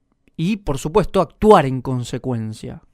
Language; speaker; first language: Spanish; native; Spanish